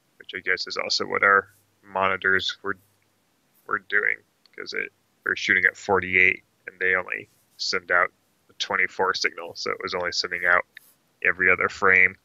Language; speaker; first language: English; native; English